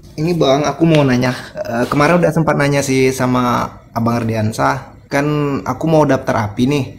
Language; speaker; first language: Indonesian; native; Indonesian